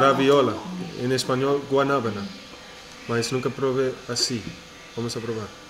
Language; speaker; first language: Portuguese; non-native, learner; English